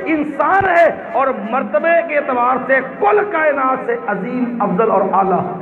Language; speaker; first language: Urdu; non-native, local second language; Punjabi